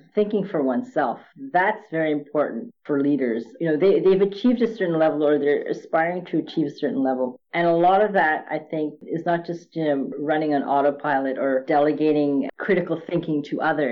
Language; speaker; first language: English; native; English